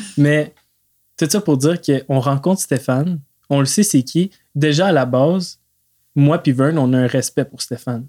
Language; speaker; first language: French; native; French